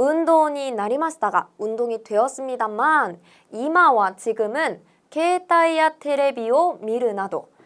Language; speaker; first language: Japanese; non-native, fluent; Korean